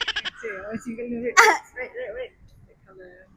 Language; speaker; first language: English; non-native, local second language; Malay